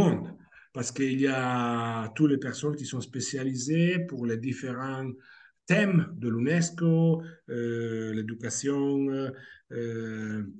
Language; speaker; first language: French; non-native, fluent; Italian